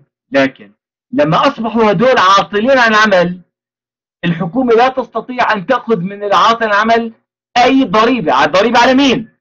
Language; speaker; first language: Arabic; native; Arabic